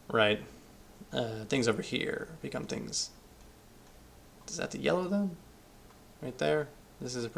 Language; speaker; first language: English; native; English